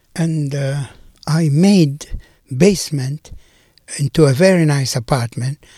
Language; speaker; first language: English; non-native, fluent; Arabic